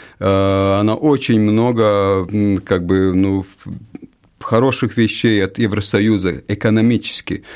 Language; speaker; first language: Russian; non-native, local second language; Latvian